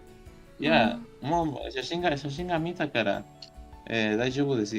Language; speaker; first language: Japanese; non-native, learner; Spanish